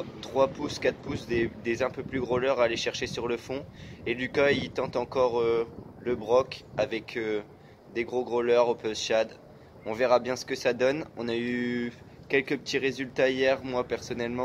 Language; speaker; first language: French; native; French